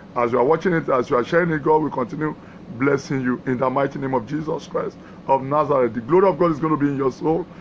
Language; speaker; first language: English; non-native, local second language; Yoruba